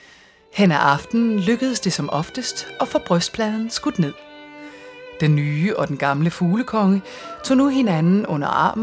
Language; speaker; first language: Danish; native; Danish